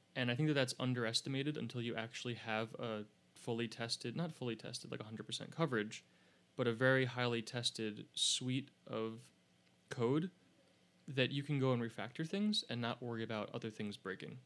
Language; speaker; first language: English; native; English